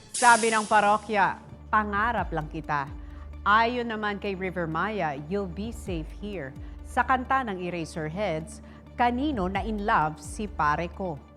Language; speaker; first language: Filipino; native; Filipino